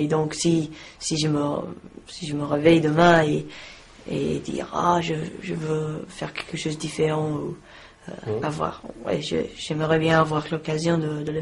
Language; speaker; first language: French; non-native, learner; English